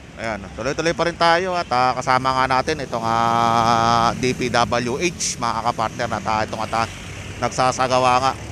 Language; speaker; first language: Filipino; native; Filipino